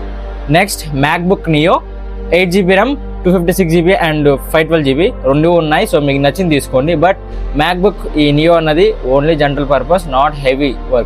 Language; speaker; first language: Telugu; native; Telugu